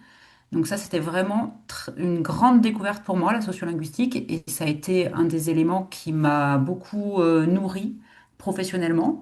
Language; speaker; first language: French; native; French